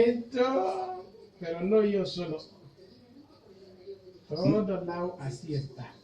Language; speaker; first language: Spanish; non-native, learner; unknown